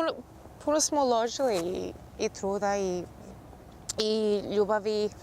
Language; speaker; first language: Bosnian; early bilingual, heritage; Bosnian